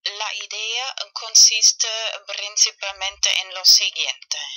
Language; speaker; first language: Spanish; non-native, fluent; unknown